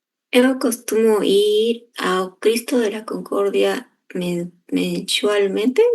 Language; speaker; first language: Portuguese; non-native, learner; Spanish